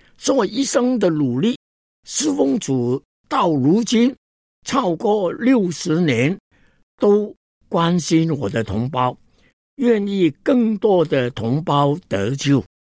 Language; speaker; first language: Chinese; non-native, local second language; Cantonese